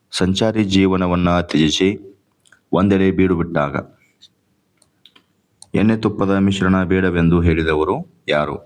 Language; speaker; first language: Kannada; native; Kannada